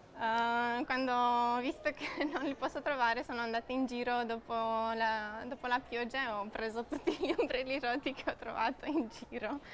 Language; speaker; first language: Italian; non-native, fluent; Romanian